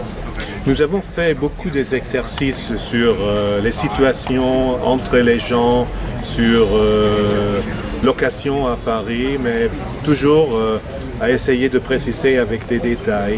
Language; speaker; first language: French; non-native, fluent; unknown